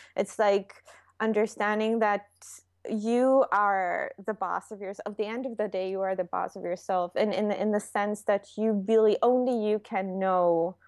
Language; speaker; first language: English; non-native, fluent; Hebrew